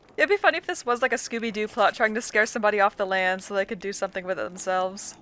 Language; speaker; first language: English; native; English